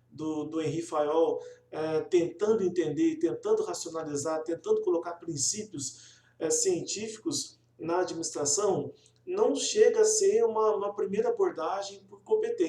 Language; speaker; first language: Portuguese; native; Portuguese